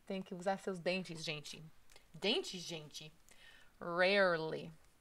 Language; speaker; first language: Portuguese; non-native, learner; English